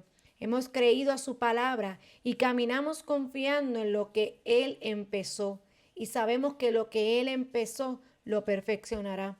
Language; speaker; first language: Spanish; native; Spanish